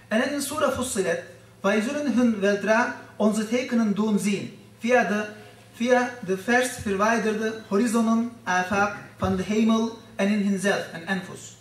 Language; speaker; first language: Dutch; non-native, fluent; Turkish